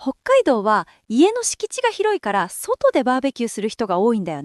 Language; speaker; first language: Japanese; native; Japanese